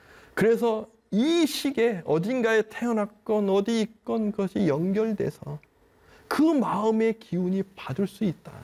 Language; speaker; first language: Korean; native; Korean